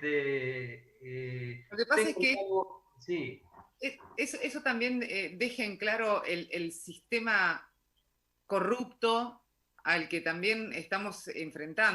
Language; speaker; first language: Spanish; native; Spanish